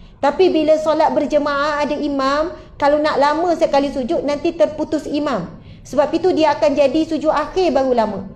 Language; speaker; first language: Malay; native; Malay